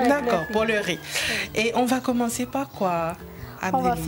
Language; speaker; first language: French; non-native, local second language; Morisyen